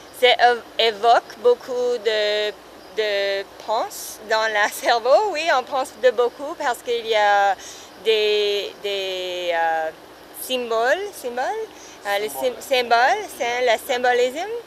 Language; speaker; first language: French; non-native, learner; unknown